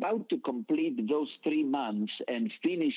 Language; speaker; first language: English; non-native, fluent; Spanish